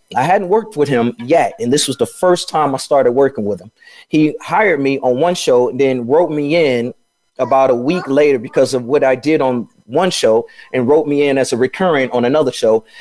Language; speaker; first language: English; native; English